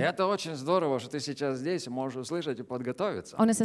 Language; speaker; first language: German; non-native, learner; Russian